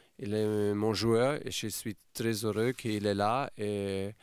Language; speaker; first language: French; non-native, fluent; German